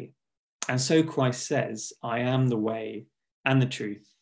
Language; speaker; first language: English; native; English